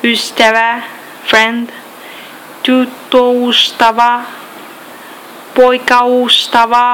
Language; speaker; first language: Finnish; non-native, learner; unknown